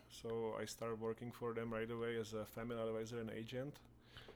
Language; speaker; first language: English; non-native, fluent; Czech